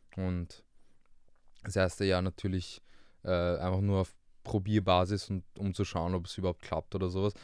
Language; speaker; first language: German; early bilingual, other home language; English